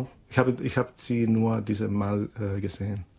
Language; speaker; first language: German; non-native, fluent; Spanish